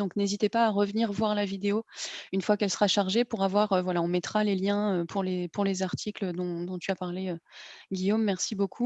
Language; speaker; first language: French; native; French